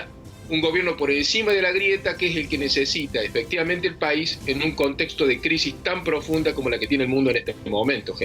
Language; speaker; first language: Spanish; native; Spanish